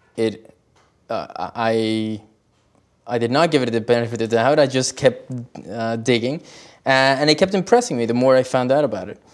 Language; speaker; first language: English; early bilingual, other home language; Spanish